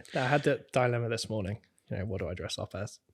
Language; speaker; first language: English; native; English